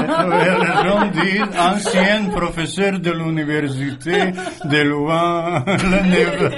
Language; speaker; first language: French; non-native, fluent; Croatian